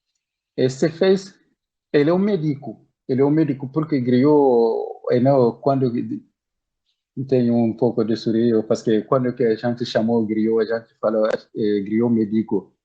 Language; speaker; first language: Portuguese; non-native, learner; Bambara